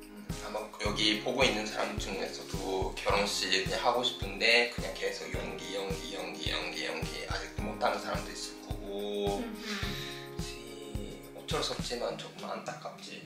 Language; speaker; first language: Korean; non-native, fluent; Japanese